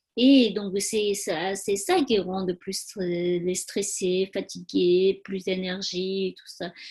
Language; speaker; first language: French; non-native, learner; Tibetan